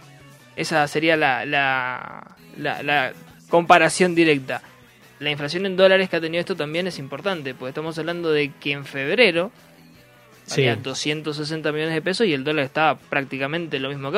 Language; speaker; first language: Spanish; native; Spanish